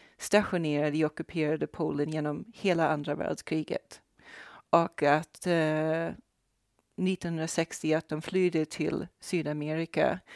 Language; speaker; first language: Swedish; non-native, fluent; Portuguese